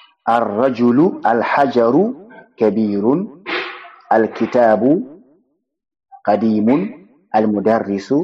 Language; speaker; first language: Arabic; non-native, fluent; Fula